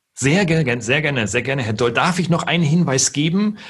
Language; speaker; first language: German; native; German